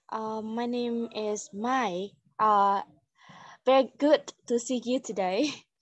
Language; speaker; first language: English; non-native, learner; Vietnamese